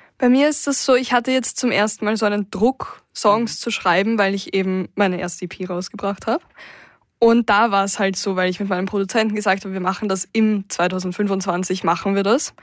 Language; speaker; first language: German; native; German